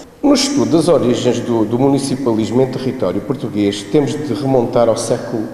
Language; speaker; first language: Portuguese; native; Portuguese